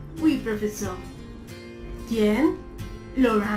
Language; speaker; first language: French; non-native, learner; Spanish